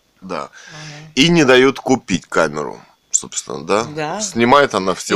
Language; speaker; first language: Russian; native; Russian